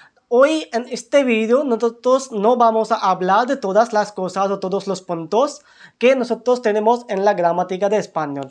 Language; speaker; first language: Spanish; non-native, learner; Hindi